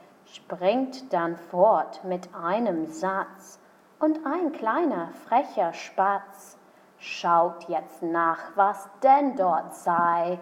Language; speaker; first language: German; non-native, fluent; English